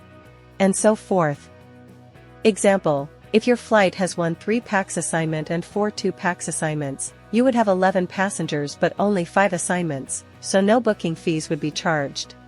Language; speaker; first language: English; native; English